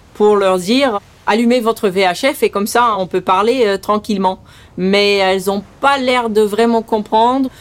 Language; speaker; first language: French; early bilingual, other home language; Dutch